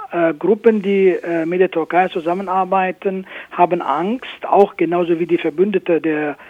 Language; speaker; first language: German; non-native, fluent; Kurdish